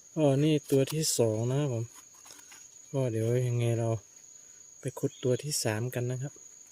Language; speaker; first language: Thai; native; Thai